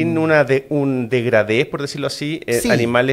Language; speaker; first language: Spanish; native; Spanish